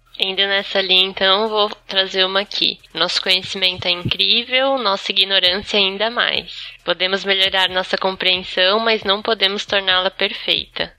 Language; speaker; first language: Portuguese; native; Portuguese